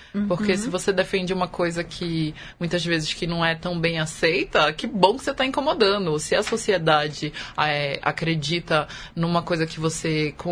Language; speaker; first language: Portuguese; native; Portuguese